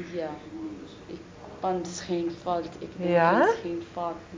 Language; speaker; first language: Dutch; non-native, learner; Arabic